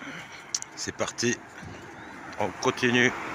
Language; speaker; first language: French; native; French